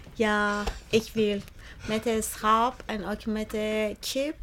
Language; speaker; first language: Dutch; non-native, learner; Persian